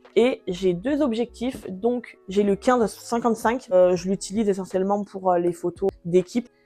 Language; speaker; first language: French; early bilingual, other home language; Portuguese